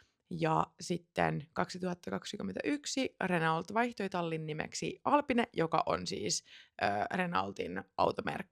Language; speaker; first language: Finnish; native; Finnish